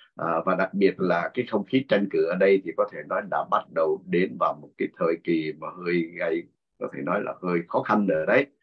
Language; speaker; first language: Vietnamese; native; Vietnamese